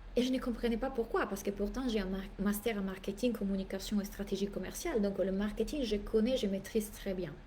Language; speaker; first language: French; non-native, fluent; Italian